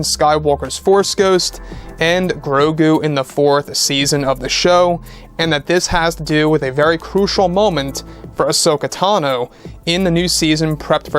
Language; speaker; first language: English; native; English